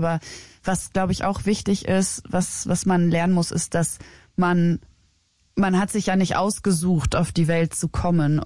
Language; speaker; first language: German; native; German